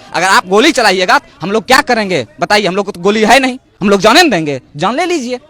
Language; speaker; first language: Hindi; native; Hindi